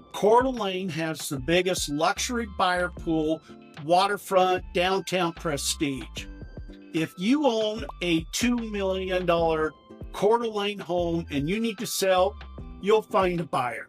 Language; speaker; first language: English; native; English